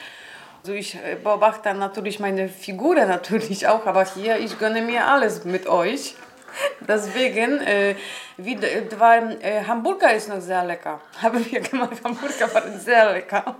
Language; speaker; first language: German; non-native, learner; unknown